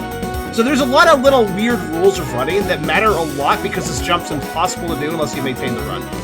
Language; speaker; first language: English; native; English